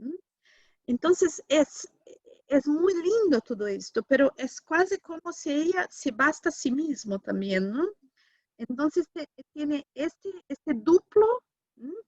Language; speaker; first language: Spanish; non-native, learner; Portuguese